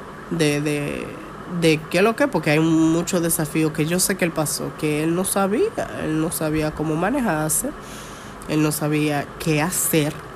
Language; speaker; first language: Spanish; early bilingual, heritage; Spanish